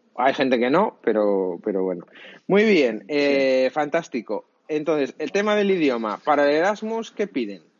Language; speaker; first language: Spanish; native; Spanish